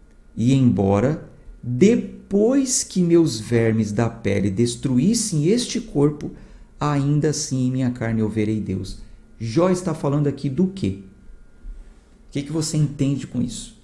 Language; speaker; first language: Portuguese; native; Portuguese